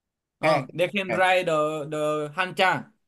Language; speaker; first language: English; non-native, learner; Vietnamese